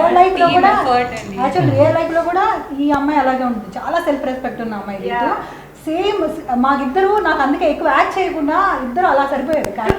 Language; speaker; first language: Telugu; native; Telugu